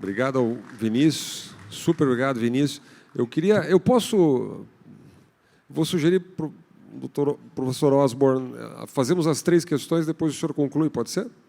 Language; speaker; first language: Portuguese; native; Portuguese